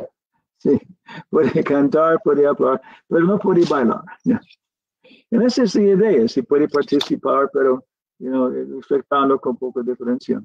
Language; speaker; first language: Spanish; non-native, learner; English